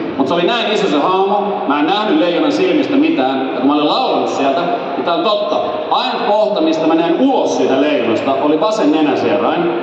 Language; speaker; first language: Finnish; native; Finnish